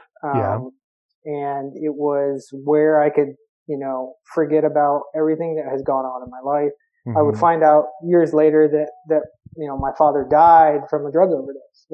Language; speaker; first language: English; native; English